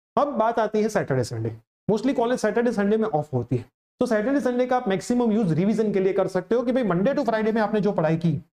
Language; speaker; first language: Hindi; non-native, local second language; Gujarati